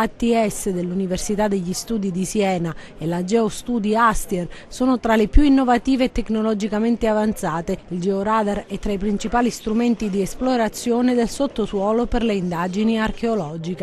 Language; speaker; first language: Italian; native; Italian